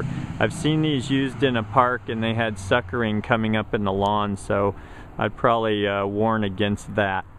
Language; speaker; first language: English; native; English